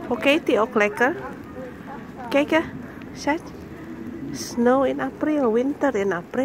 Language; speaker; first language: Dutch; non-native, learner; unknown